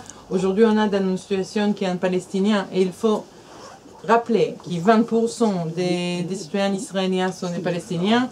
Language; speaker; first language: French; non-native, fluent; Hebrew